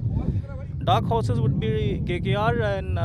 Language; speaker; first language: English; non-native, local second language; Hindi